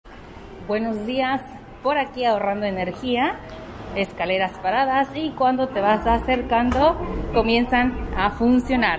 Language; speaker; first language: Spanish; native; Spanish